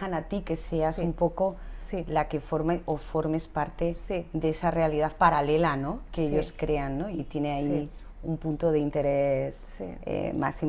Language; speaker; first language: Spanish; native; Spanish